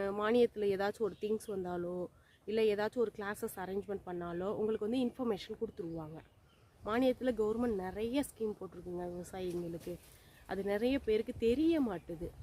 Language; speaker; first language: Tamil; native; Tamil